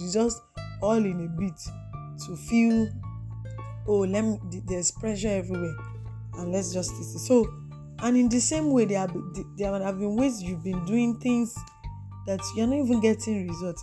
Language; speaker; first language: English; non-native, local second language; Yoruba